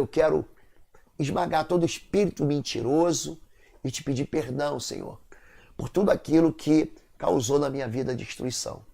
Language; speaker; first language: Portuguese; native; Portuguese